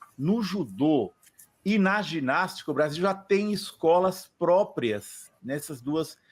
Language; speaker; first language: Portuguese; native; Portuguese